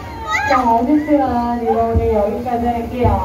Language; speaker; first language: Korean; native; Korean